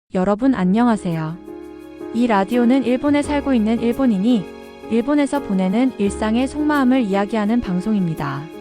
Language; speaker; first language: Korean; non-native, fluent; Japanese